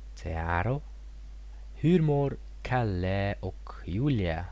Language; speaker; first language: Swedish; non-native, fluent; Mongolian